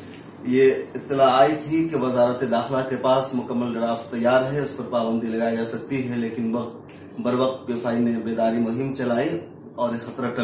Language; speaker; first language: Hindi; native; Hindi